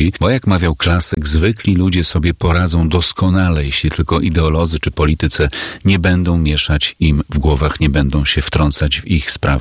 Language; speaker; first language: Polish; native; Polish